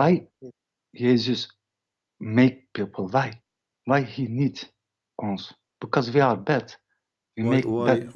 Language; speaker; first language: English; non-native, learner; Dutch